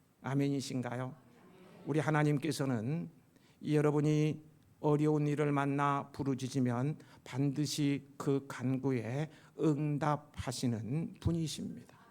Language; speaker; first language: Korean; native; Korean